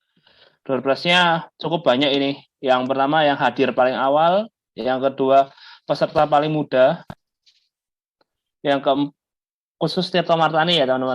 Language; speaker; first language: Indonesian; native; Indonesian